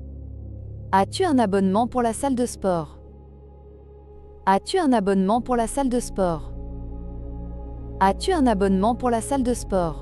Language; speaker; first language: French; native; French